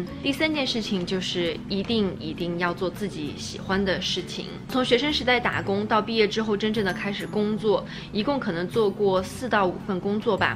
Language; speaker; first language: Chinese; native; Chinese